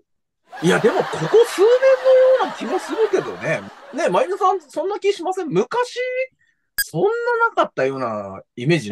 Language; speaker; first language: Japanese; native; Japanese